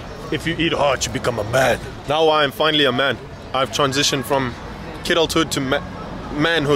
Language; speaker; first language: English; native; English